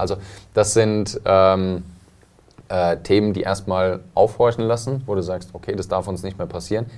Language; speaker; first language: German; native; German